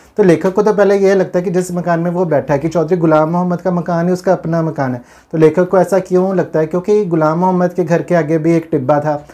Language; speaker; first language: Hindi; non-native, local second language; Punjabi